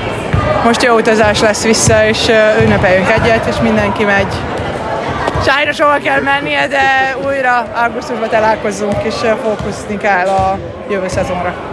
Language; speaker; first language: Hungarian; non-native, learner; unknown